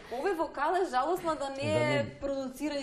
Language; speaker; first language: Macedonian; native; Macedonian